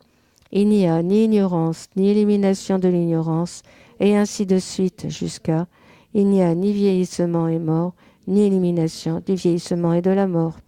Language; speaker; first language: French; native; French